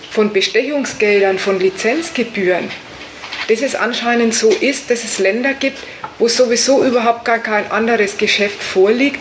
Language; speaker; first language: German; native; German